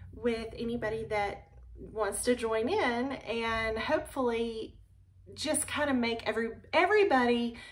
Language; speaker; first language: English; native; English